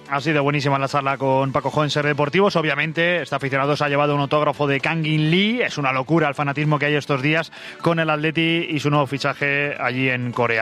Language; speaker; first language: Spanish; native; Spanish